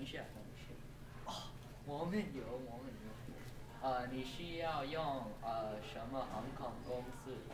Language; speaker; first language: Chinese; non-native, learner; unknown